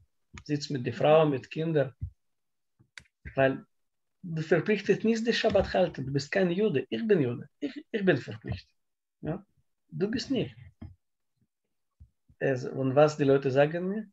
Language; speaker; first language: German; non-native, learner; Russian